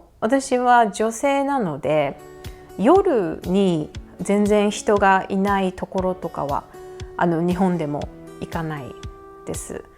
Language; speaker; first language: Japanese; native; Japanese